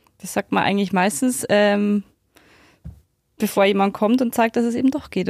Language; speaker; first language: German; native; German